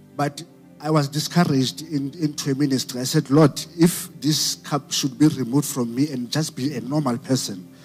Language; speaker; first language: English; non-native, local second language; Southern Sotho